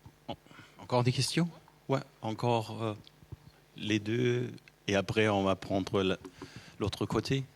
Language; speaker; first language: French; non-native, fluent; German